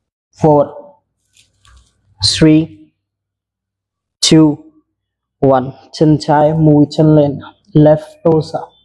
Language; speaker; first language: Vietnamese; non-native, learner; Hindi